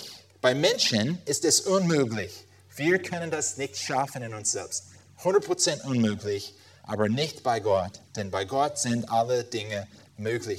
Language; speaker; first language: German; non-native, fluent; English